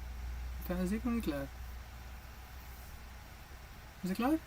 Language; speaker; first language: Dutch; native; Dutch